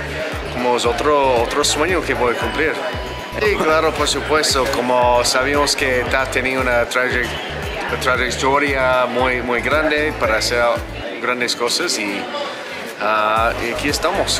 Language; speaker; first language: Spanish; non-native, fluent; English